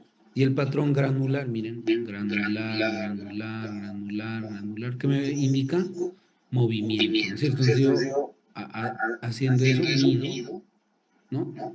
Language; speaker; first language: Spanish; native; Spanish